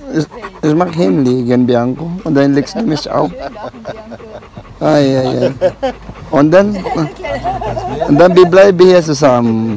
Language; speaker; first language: German; non-native, learner; Filipino